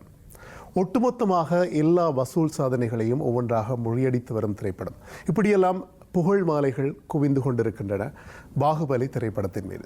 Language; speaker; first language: Tamil; native; Tamil